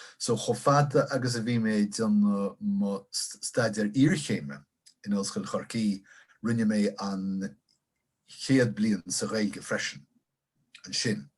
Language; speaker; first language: Irish; non-native, local second language; English